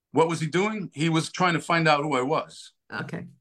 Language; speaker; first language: English; early bilingual, other home language; Italian